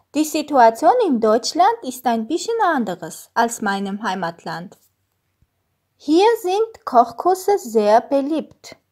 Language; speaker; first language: German; non-native, learner; Armenian